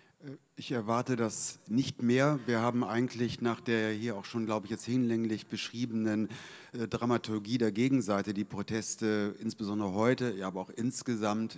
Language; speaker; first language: German; native; German